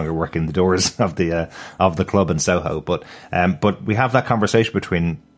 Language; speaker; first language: English; native; English